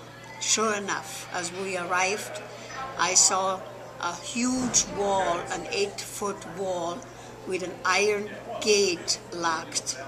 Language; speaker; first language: English; non-native, fluent; German